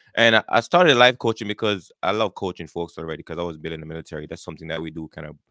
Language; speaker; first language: English; non-native, local second language; Jamaican Creole English